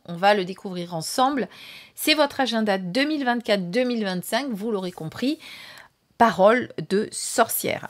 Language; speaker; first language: French; native; French